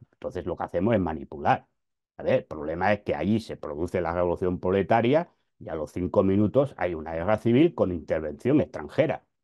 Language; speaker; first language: Spanish; native; Spanish